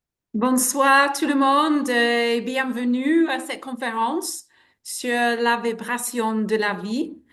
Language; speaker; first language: French; non-native, fluent; English